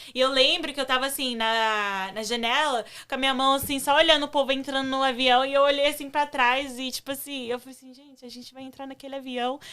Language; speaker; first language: Portuguese; early bilingual, other home language; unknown